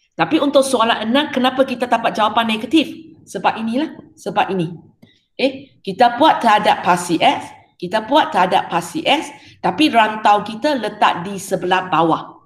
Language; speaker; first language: Malay; non-native, local second language; Chinese